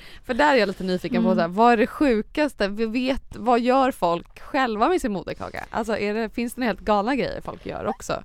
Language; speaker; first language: Swedish; native; Swedish